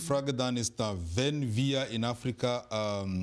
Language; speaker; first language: German; non-native, fluent; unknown